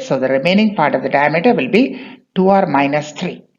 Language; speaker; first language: English; non-native, local second language; Bangla